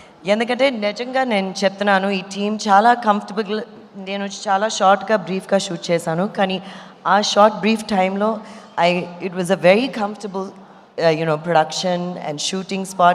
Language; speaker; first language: Telugu; non-native, learner; Malayalam